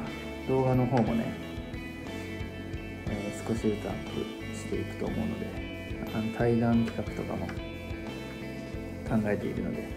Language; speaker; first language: Japanese; native; Japanese